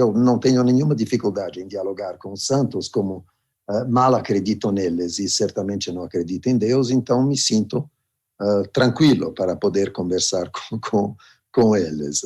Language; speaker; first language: Portuguese; non-native, fluent; Italian